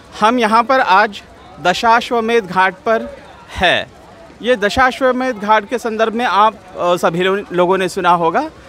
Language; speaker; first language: Hindi; non-native, local second language; Marathi